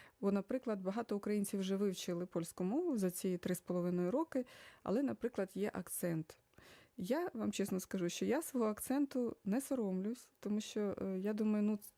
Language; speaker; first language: Ukrainian; native; Ukrainian